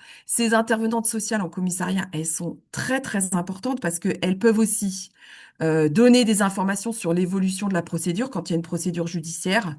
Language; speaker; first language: French; native; French